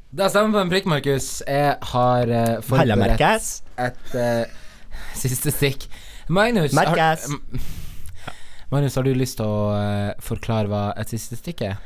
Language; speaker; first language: Norwegian; native; Norwegian